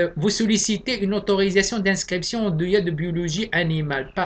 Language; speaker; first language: French; non-native, local second language; Arabic